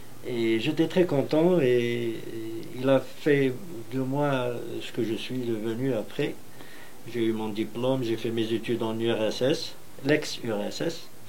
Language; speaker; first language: French; non-native, local second language; Arabic